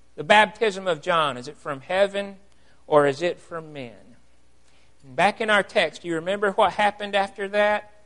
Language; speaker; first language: English; native; English